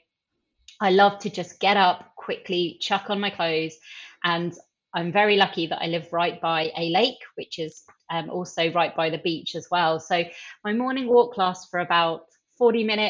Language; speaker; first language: English; native; English